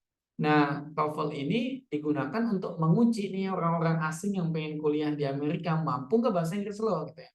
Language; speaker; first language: Indonesian; native; Indonesian